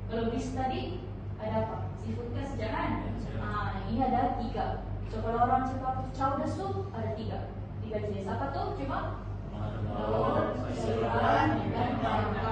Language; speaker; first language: Malay; native; Malay